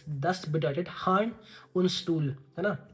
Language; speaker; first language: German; non-native, learner; Hindi